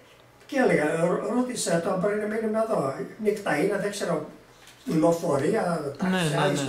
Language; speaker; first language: Greek; early bilingual, heritage; Greek